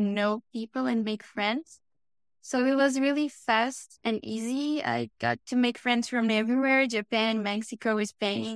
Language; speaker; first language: English; non-native, fluent; Portuguese